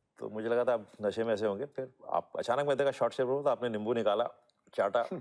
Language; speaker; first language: Hindi; native; Hindi